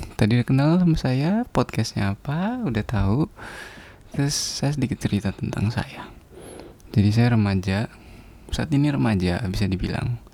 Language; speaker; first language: Indonesian; non-native, local second language; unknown